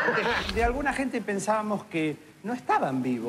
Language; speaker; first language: Spanish; native; Spanish